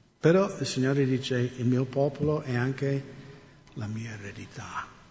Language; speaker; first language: Italian; non-native, fluent; English